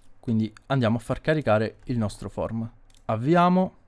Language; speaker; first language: Italian; native; Italian